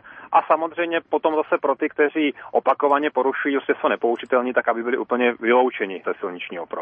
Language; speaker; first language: Czech; native; Czech